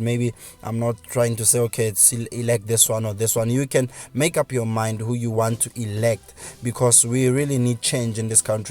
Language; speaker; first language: English; non-native, local second language; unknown